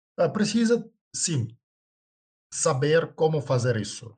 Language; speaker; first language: Portuguese; non-native, learner; Russian